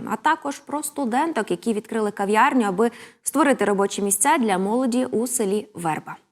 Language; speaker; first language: Ukrainian; native; Ukrainian